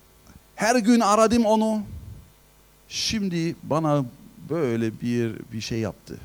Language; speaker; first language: Turkish; non-native, fluent; German